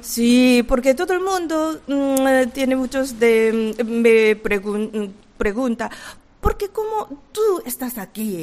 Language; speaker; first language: Spanish; non-native, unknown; Korean